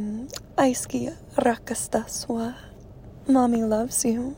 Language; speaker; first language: Finnish; non-native, learner; English